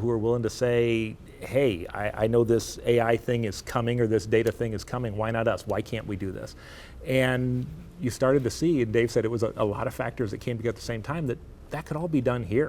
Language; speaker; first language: English; native; English